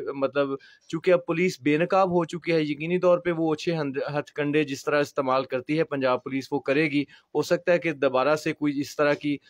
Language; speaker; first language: Urdu; non-native, local second language; Punjabi